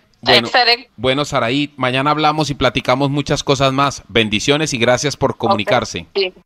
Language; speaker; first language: Spanish; native; Spanish